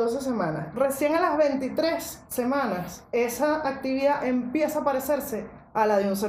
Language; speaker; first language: Spanish; native; Spanish